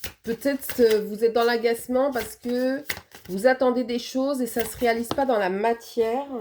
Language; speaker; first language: French; native; French